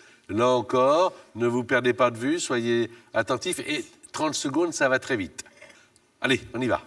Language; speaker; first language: French; native; French